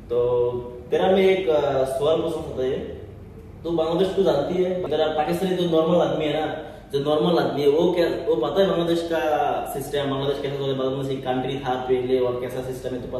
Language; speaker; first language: Hindi; non-native, learner; Bangla